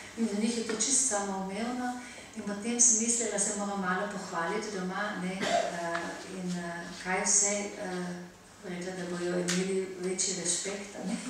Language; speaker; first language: Slovenian; native; Slovenian